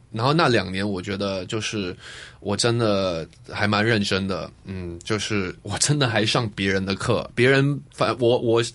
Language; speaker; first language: Chinese; non-native, fluent; Cantonese